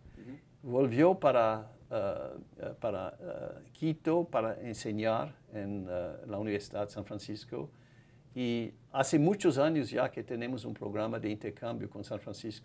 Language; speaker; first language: Spanish; non-native, fluent; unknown